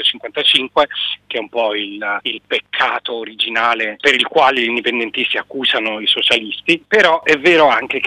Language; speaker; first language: Italian; native; Italian